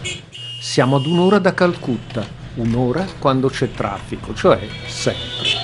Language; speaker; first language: Italian; native; Italian